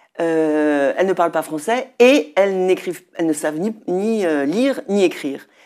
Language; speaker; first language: French; native; French